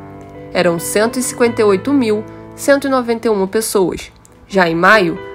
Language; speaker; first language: Portuguese; native; Portuguese